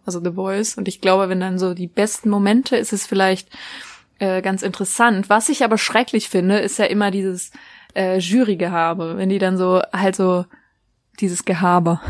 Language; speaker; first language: German; native; German